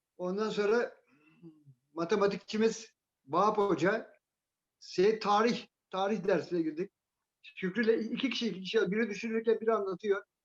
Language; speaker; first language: Turkish; native; Turkish